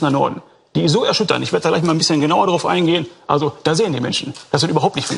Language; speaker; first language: German; native; German